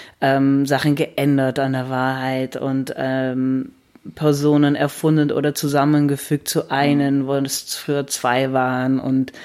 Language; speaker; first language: German; non-native, fluent; Dutch